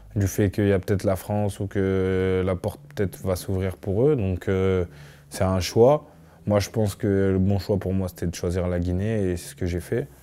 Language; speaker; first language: French; native; French